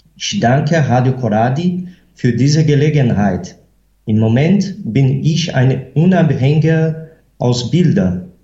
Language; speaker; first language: German; non-native, fluent; Portuguese